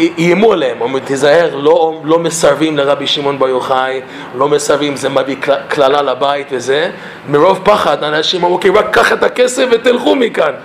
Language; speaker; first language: Hebrew; non-native, fluent; English